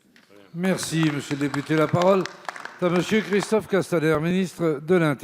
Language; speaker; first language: French; native; French